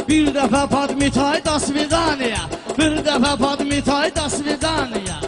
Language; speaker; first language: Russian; non-native, local second language; Azerbaijani